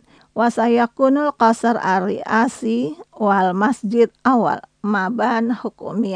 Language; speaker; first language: Arabic; non-native, learner; Indonesian